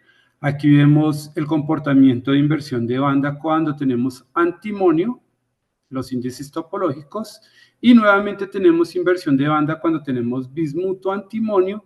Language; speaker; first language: Spanish; native; Spanish